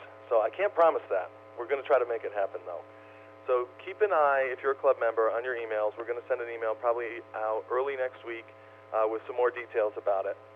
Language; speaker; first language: English; native; English